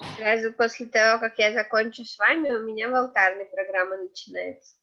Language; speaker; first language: Russian; native; Russian